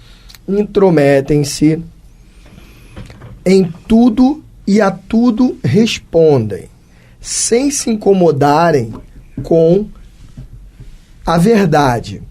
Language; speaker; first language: Portuguese; native; Portuguese